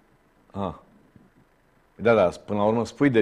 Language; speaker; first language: Romanian; native; Romanian